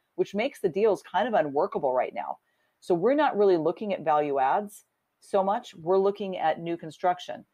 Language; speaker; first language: English; native; English